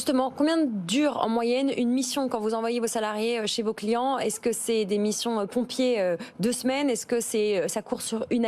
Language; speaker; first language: French; native; French